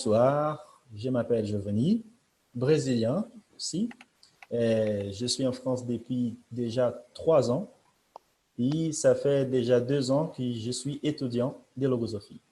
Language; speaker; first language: French; non-native, fluent; Portuguese